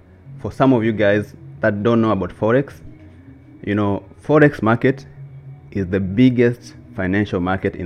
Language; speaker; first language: English; non-native, local second language; Swahili